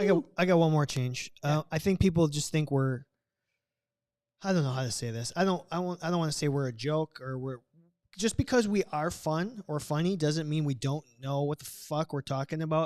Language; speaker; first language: English; native; English